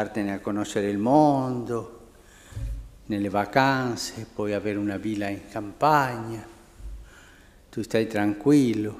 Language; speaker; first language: Italian; early bilingual, heritage; Spanish